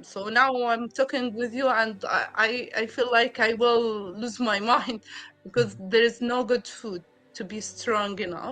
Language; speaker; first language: English; non-native, learner; Arabic